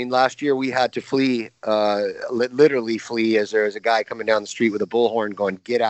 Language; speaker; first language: English; native; English